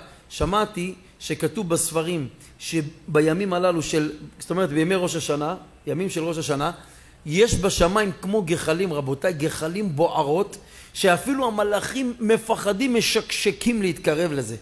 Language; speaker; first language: Hebrew; native; Hebrew